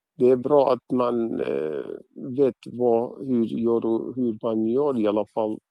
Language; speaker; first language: Swedish; non-native, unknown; Arabic